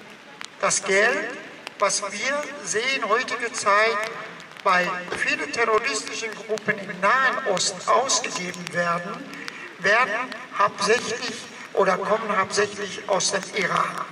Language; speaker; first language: German; non-native, fluent; Persian